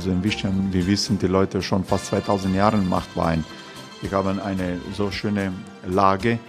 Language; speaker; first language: German; non-native, learner; Croatian